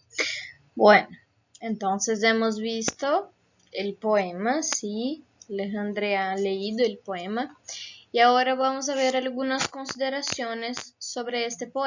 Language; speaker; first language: Spanish; non-native, fluent; Portuguese